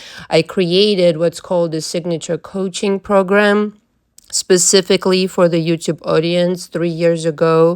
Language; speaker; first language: English; non-native, fluent; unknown